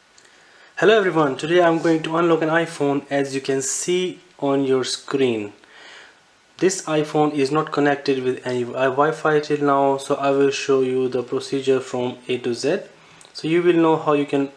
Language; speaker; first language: English; non-native, fluent; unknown